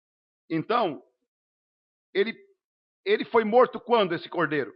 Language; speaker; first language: Portuguese; native; Portuguese